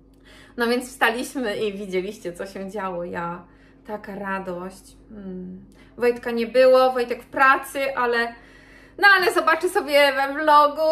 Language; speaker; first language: Polish; native; Polish